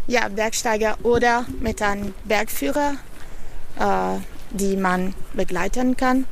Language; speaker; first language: German; non-native, fluent; Italian